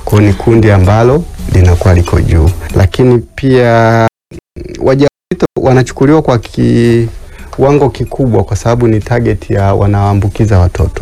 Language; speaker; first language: Swahili; native; Swahili